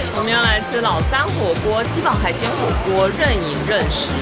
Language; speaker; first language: Chinese; native; Chinese